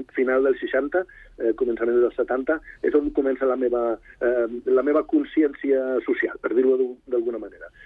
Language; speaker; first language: Catalan; non-native, local second language; Spanish